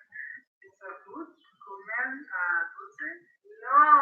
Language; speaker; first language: English; non-native, learner; Spanish